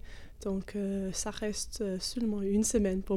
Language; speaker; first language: French; non-native, fluent; English